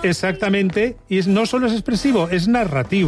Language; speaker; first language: Spanish; native; Spanish